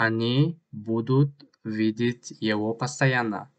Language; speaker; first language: Russian; non-native, learner; Tajik